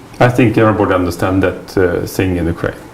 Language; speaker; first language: English; non-native, fluent; Swedish